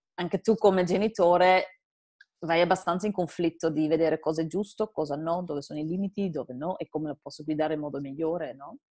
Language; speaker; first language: Italian; non-native, fluent; Dutch